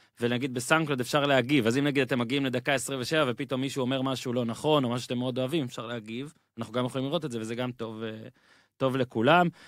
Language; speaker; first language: Hebrew; native; Hebrew